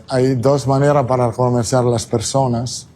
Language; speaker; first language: Portuguese; non-native, learner; Italian